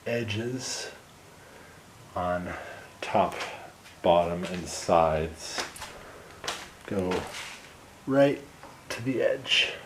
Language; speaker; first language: English; native; English